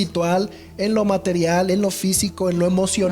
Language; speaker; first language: Spanish; native; Spanish